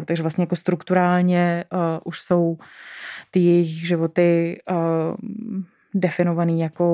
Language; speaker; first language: Czech; native; Czech